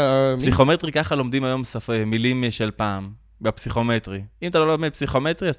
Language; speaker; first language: Hebrew; native; Hebrew